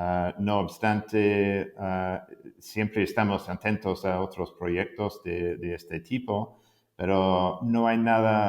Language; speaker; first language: Spanish; non-native, fluent; English